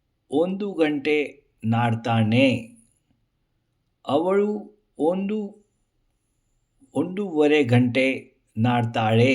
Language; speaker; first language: Kannada; non-native, learner; Marathi